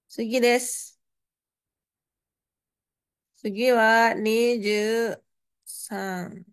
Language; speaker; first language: Japanese; non-native, fluent; Indonesian